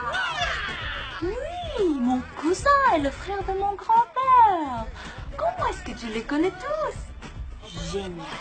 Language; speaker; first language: French; non-native, fluent; Korean